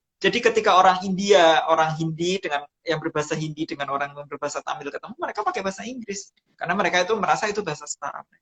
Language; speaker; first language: Indonesian; non-native, local second language; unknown